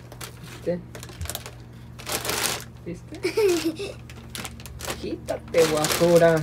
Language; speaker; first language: Spanish; native; Spanish